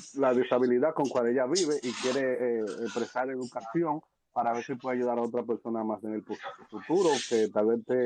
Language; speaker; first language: Spanish; early bilingual, heritage; Spanish